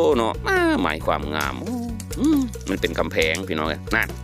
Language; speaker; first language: Thai; non-native, local second language; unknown